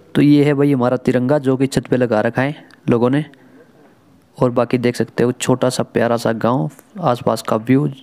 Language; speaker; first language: Hindi; native; Hindi